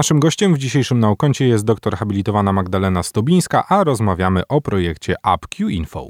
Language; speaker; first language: Polish; native; Polish